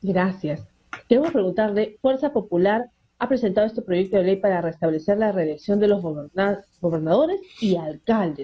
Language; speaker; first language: Spanish; native; Spanish